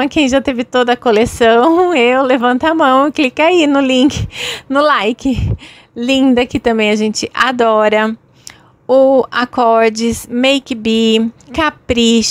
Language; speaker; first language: Portuguese; native; Portuguese